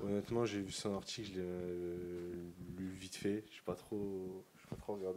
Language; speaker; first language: French; native; French